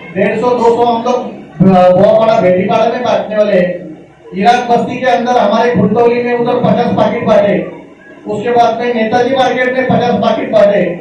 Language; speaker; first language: Hindi; non-native, local second language; Marathi